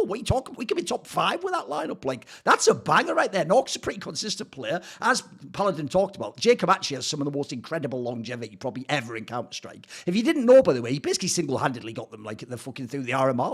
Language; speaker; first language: English; native; English